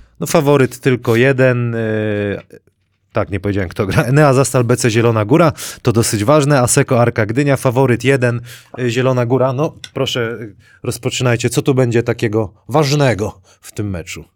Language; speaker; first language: Polish; native; Polish